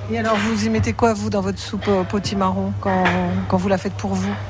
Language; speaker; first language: French; native; French